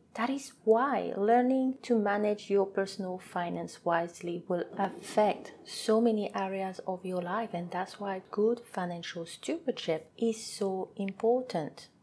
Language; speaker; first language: English; non-native, fluent; French